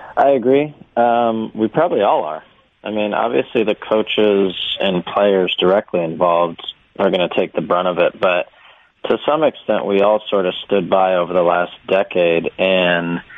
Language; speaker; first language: English; native; English